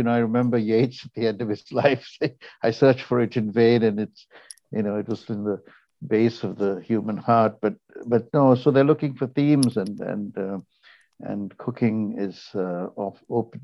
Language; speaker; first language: English; non-native, local second language; Tamil